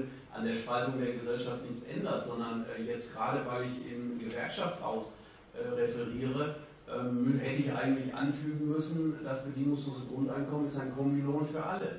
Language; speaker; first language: German; native; German